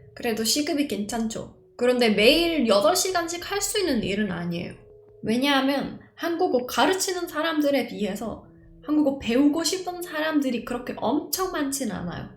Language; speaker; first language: Korean; non-native, fluent; Czech